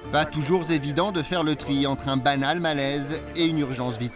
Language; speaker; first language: French; native; French